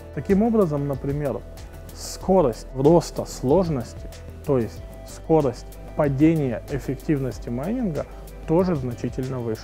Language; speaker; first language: Russian; native; Russian